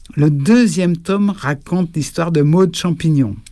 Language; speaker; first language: French; native; French